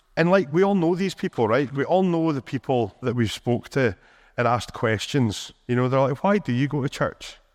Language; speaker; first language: English; native; English